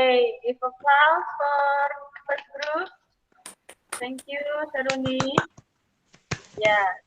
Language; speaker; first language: English; non-native, fluent; Indonesian